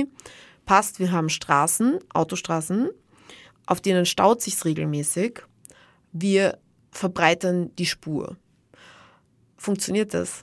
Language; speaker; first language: German; native; German